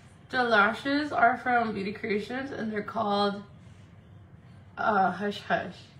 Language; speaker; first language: English; early bilingual, other home language; Spanish